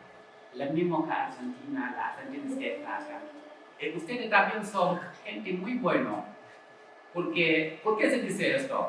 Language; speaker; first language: Spanish; non-native, learner; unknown